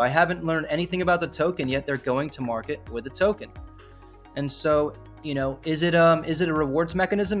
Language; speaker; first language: English; native; English